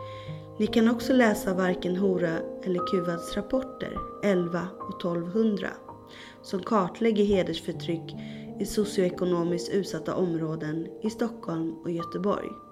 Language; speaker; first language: Swedish; native; Swedish